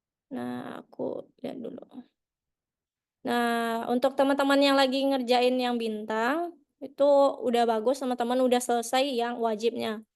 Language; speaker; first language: Indonesian; native; Indonesian